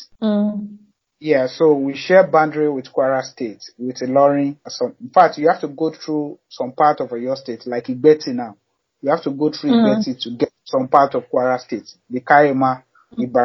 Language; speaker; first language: English; non-native, local second language; Yoruba